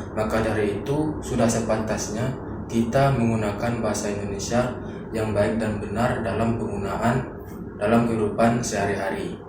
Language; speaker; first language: Indonesian; non-native, local second language; Minangkabau